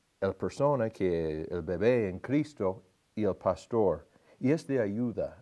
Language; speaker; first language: Spanish; non-native, fluent; English